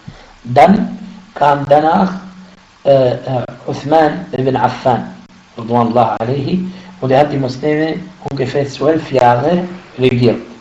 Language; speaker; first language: German; non-native, fluent; Arabic